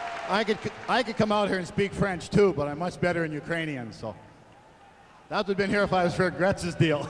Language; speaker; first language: English; native; English